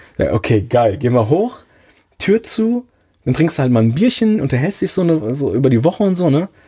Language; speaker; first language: German; early bilingual, other home language; Italian